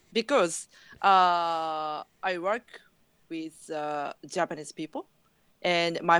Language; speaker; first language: English; non-native, learner; Japanese